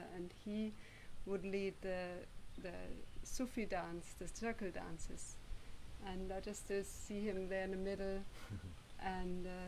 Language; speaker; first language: English; non-native, fluent; German